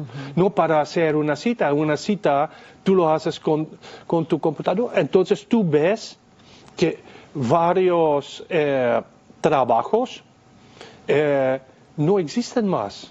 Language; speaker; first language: Spanish; non-native, fluent; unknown